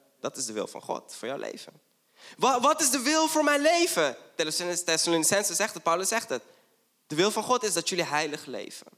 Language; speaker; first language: Dutch; non-native, fluent; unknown